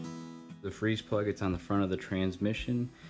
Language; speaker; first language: English; native; English